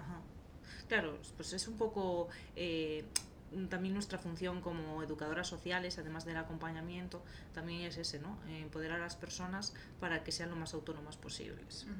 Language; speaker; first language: Spanish; native; Spanish